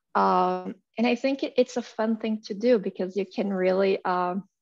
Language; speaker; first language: English; non-native, fluent; Portuguese